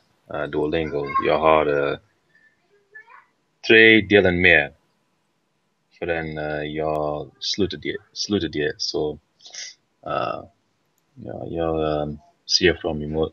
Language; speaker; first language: Swedish; non-native, learner; English